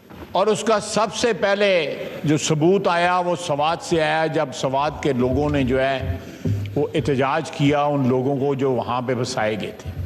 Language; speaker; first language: Urdu; non-native, local second language; Punjabi